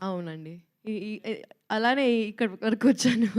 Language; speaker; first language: Telugu; non-native, local second language; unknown